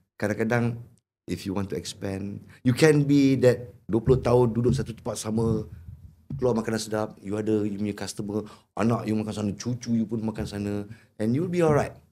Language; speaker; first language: Malay; native; Malay